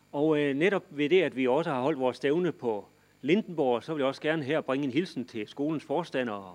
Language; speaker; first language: Danish; native; Danish